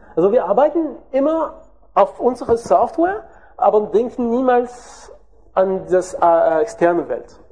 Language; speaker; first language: German; non-native, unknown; French